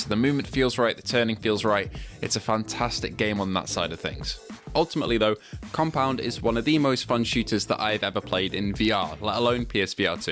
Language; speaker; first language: English; native; English